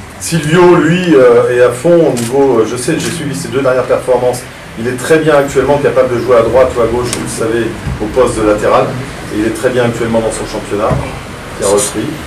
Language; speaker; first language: French; native; French